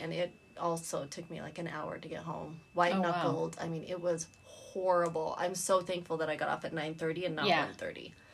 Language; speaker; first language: English; native; English